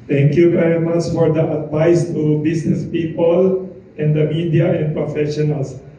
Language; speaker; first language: English; non-native, local second language; Filipino